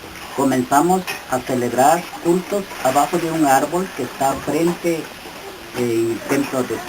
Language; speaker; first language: Spanish; non-native, local second language; Kʼicheʼ